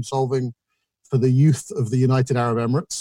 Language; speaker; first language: English; native; English